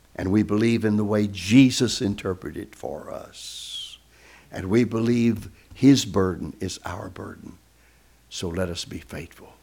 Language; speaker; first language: English; native; English